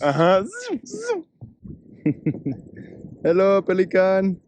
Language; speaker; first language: English; non-native, learner; French